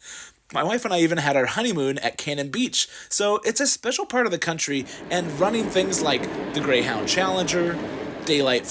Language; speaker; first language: English; native; English